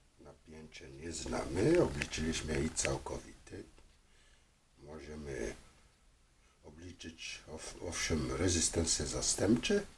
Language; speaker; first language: Polish; non-native, fluent; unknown